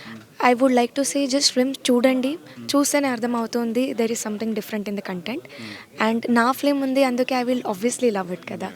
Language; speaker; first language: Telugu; non-native, learner; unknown